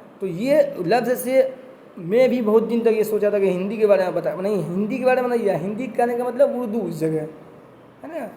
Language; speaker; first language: Urdu; native; Urdu